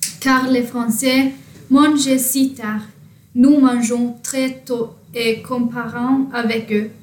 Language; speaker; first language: French; non-native, learner; Norwegian